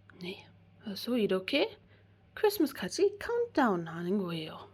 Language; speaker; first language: Korean; non-native, learner; German